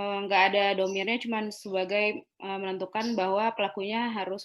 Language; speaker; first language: Indonesian; native; Indonesian